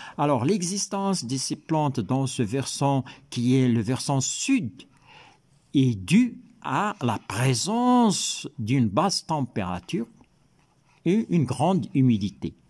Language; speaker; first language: French; non-native, local second language; Arabic